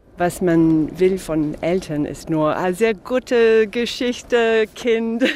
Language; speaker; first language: German; non-native, fluent; English